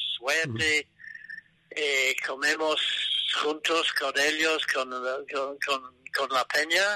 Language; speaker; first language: Spanish; non-native, learner; English